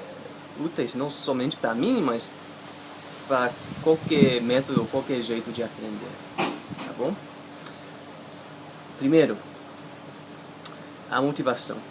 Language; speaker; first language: Portuguese; non-native, fluent; English